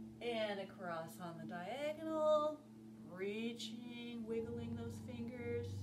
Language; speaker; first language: English; native; English